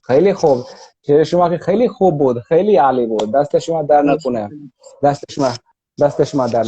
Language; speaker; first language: Persian; non-native, fluent; Hindi